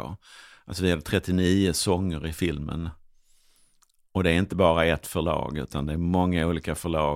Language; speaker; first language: Swedish; native; Swedish